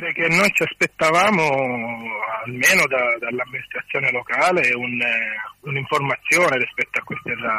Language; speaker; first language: Italian; native; Italian